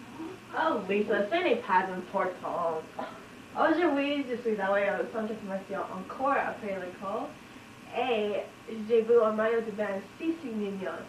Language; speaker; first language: French; non-native, learner; English